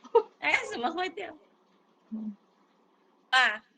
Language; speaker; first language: Chinese; non-native, learner; Indonesian